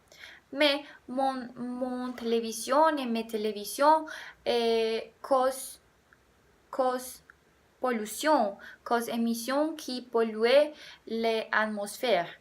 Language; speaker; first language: French; non-native, learner; Spanish